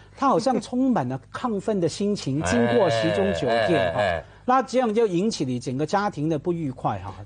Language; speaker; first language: Chinese; non-native, local second language; Cantonese